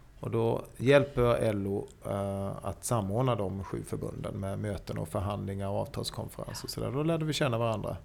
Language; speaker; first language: Swedish; native; Swedish